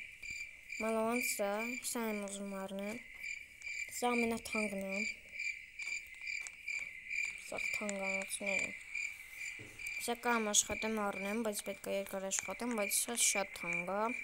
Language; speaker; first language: Armenian; early bilingual, heritage; Armenian